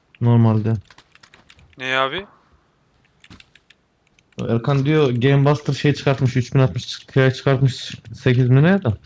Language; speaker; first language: Turkish; native; Turkish